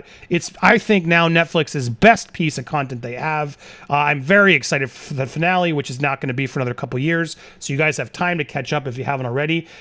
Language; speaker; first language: English; native; English